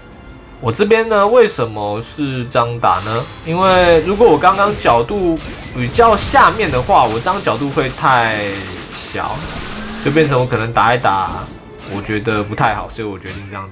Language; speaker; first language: Chinese; native; Chinese